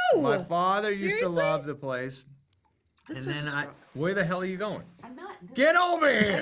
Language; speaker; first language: English; native; English